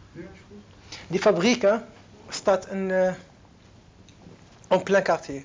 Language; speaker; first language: Dutch; non-native, learner; Arabic